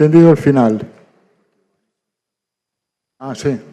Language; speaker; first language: Portuguese; non-native, learner; Italian